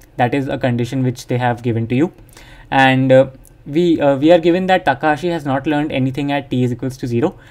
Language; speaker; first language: English; non-native, local second language; Hindi